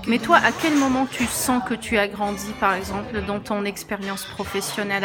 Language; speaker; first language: French; native; French